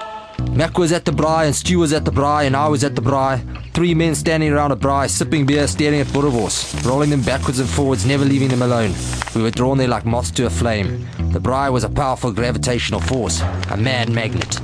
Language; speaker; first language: English; native; English